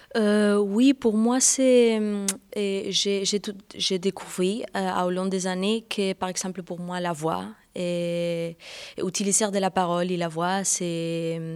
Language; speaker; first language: French; non-native, fluent; Spanish